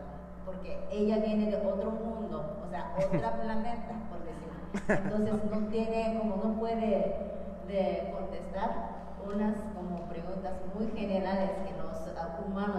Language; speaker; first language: Spanish; non-native, fluent; Japanese